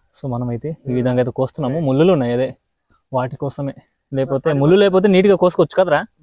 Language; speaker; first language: Telugu; non-native, local second language; Odia